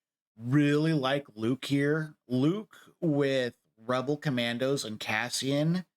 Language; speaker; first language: English; native; English